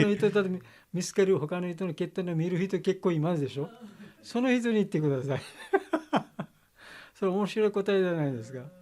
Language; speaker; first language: Japanese; non-native, learner; Bangla